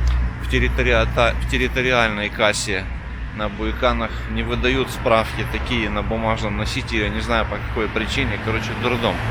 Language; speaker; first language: Russian; native; Russian